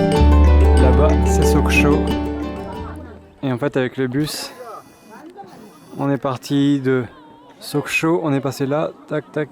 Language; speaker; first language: French; native; French